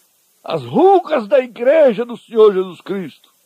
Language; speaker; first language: Portuguese; native; Portuguese